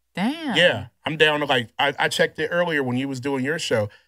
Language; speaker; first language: English; native; English